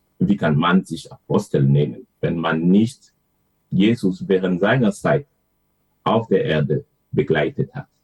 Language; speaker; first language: German; non-native, fluent; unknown